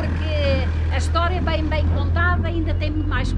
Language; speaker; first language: Portuguese; native; Portuguese